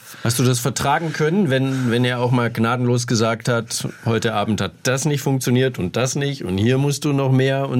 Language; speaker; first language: German; native; German